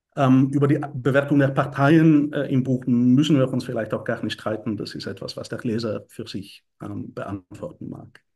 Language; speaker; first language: German; non-native, fluent; Bulgarian